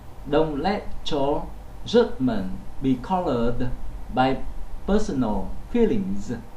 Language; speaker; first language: English; non-native, fluent; Vietnamese